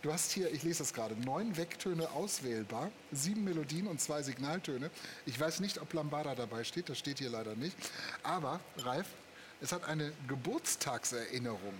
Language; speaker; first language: German; native; German